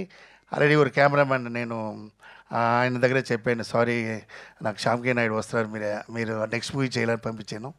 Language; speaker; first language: Telugu; non-native, fluent; Tamil